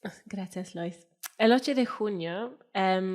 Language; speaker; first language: Spanish; non-native, fluent; Welsh